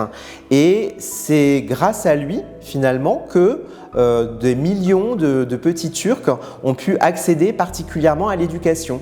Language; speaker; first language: French; native; French